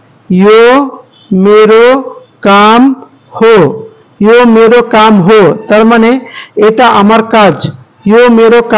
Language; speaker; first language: Nepali; non-native, fluent; Bangla